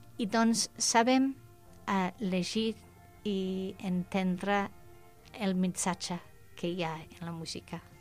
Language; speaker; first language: Catalan; non-native, fluent; English